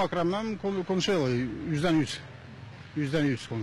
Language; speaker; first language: Turkish; non-native, learner; Gagauz